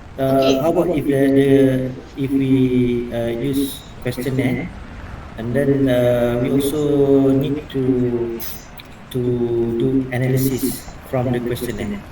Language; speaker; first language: English; non-native, local second language; Malay